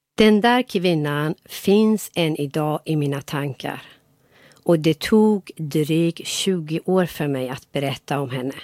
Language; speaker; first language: Swedish; non-native, fluent; Persian